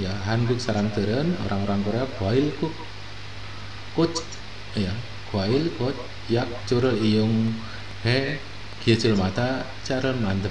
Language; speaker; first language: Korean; non-native, fluent; Indonesian